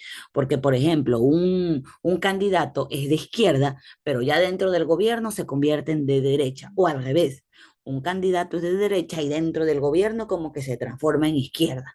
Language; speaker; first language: Spanish; native; Spanish